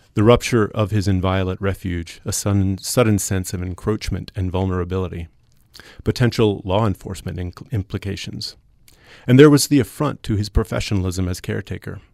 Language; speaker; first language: English; native; English